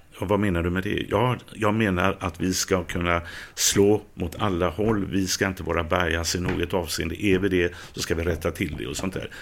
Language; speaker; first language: Swedish; native; Swedish